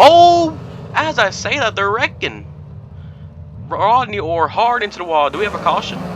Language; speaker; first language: English; native; English